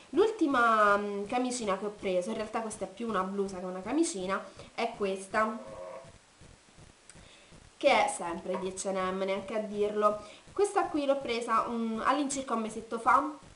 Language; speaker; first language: Italian; native; Italian